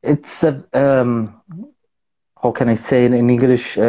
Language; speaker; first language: English; non-native, learner; Portuguese